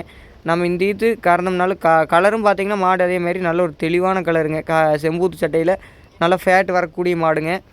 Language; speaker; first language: Tamil; native; Tamil